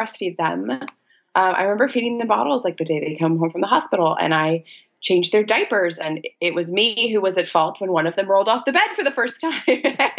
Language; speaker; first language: English; native; English